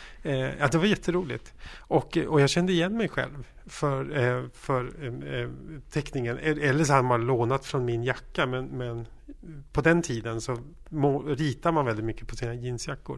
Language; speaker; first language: Swedish; native; Swedish